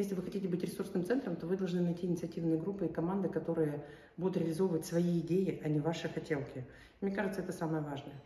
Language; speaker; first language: Russian; native; Russian